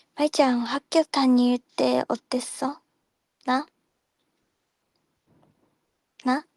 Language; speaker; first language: Korean; non-native, fluent; Japanese